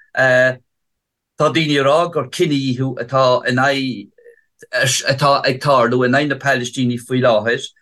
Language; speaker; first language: Irish; native; Irish